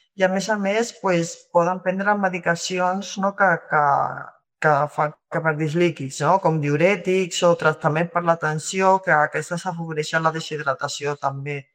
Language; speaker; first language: Catalan; non-native, local second language; Spanish